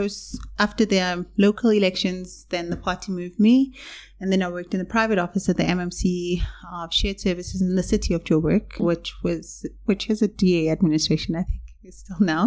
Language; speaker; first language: English; non-native, local second language; Zulu